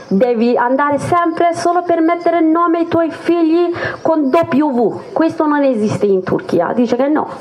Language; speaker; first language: Italian; non-native, fluent; Kurdish